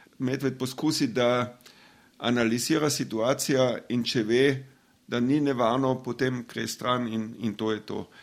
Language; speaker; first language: Slovenian; non-native, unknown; German